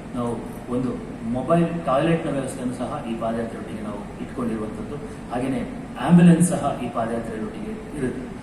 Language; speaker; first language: Kannada; non-native, local second language; Kodava